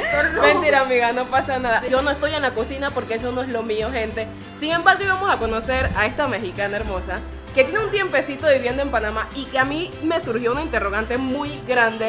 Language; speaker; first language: Spanish; native; Spanish